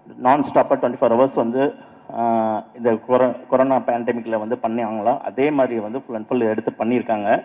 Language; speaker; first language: Tamil; native; Tamil